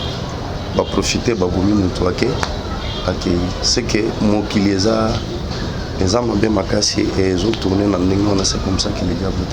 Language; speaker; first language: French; non-native, local second language; Lingala